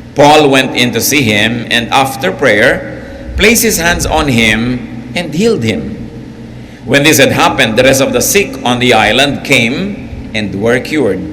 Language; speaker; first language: English; non-native, local second language; Filipino